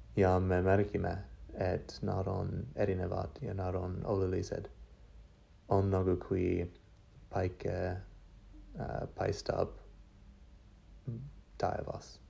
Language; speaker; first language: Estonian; non-native, learner; English